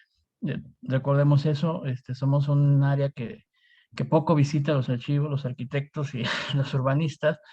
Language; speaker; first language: Spanish; native; Spanish